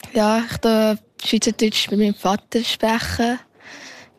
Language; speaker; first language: German; early bilingual, heritage; Thai